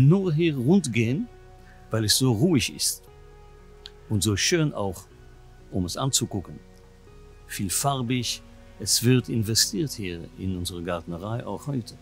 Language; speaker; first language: German; non-native, fluent; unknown